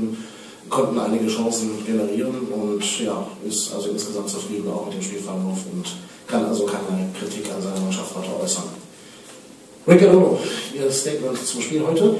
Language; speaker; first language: German; native; German